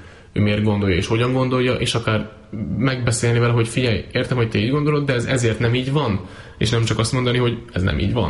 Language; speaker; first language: Hungarian; native; Hungarian